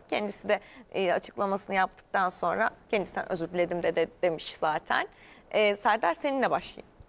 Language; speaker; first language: Turkish; native; Turkish